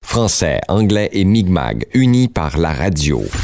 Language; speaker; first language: French; native; French